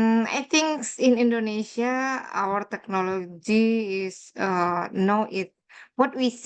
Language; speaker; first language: English; non-native, learner; Indonesian